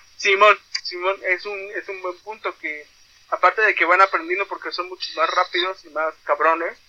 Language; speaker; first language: Spanish; native; Spanish